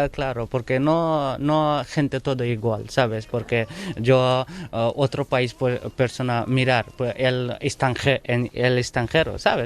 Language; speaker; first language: Spanish; non-native, learner; Bangla